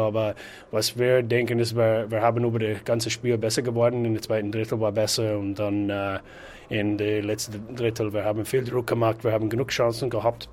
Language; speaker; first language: German; non-native, learner; English